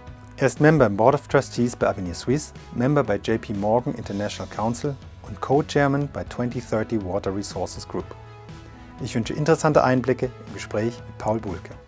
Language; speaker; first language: German; native; German